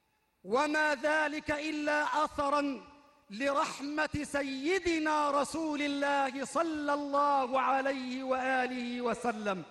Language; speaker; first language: Arabic; native; Arabic